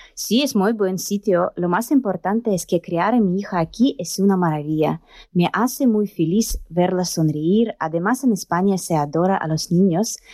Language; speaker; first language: Spanish; non-native, learner; Russian